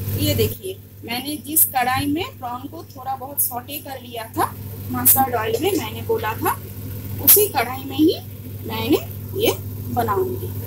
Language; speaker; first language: Hindi; non-native, local second language; Bangla